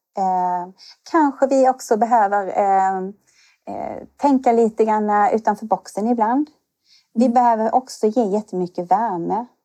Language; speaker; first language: Swedish; native; Swedish